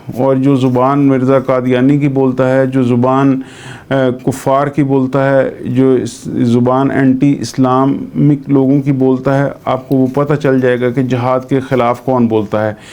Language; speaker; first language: Urdu; non-native, local second language; Punjabi